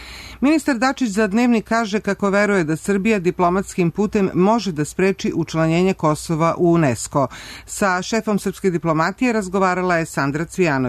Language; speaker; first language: Serbian; native; Serbian